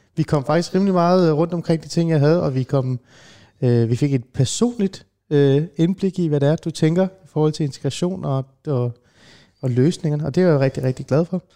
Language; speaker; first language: Danish; early bilingual, other home language; Persian